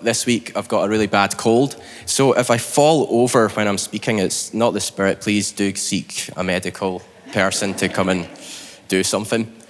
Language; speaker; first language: English; native; English